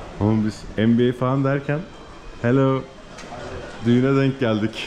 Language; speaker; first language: Turkish; native; Turkish